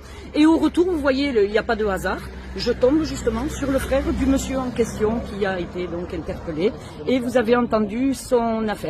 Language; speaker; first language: French; native; French